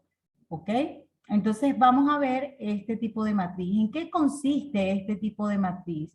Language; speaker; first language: Spanish; native; Spanish